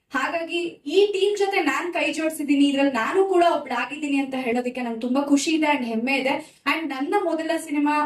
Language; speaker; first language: Kannada; native; Kannada